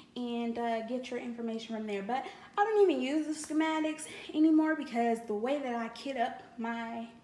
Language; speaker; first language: English; native; English